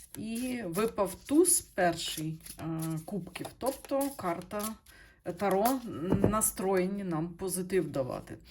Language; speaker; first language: Ukrainian; non-native, local second language; Russian